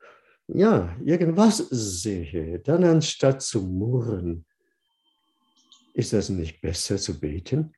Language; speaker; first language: German; non-native, fluent; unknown